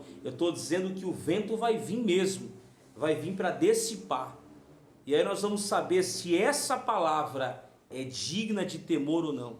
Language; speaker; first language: Portuguese; native; Portuguese